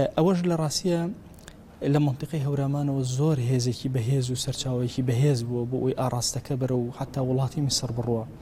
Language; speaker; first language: Central Kurdish; non-native, local second language; Gurani